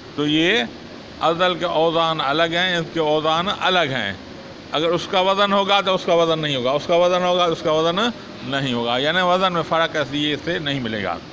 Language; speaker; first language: Urdu; non-native, local second language; Sindhi